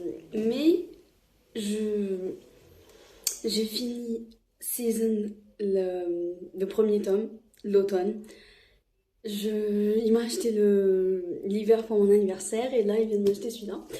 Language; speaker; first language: French; non-native, local second language; Arabic